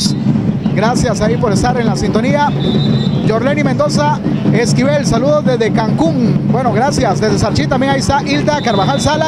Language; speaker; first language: Spanish; native; Spanish